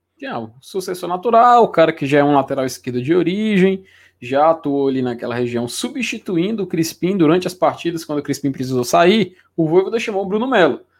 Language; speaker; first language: Portuguese; native; Portuguese